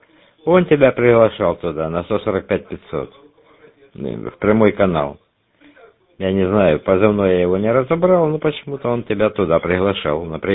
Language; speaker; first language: Russian; native; Russian